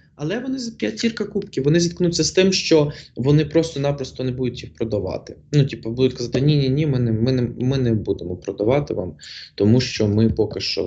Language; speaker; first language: Ukrainian; non-native, local second language; Russian